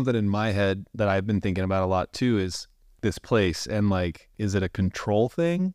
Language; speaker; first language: English; native; English